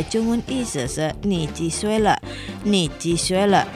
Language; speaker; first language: Chinese; non-native, learner; Indonesian